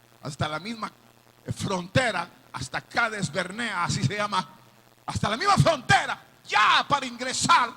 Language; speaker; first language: Spanish; native; Spanish